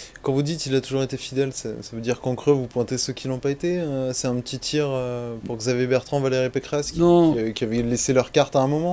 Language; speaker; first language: French; native; French